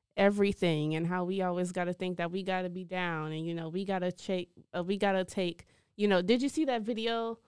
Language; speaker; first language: English; native; English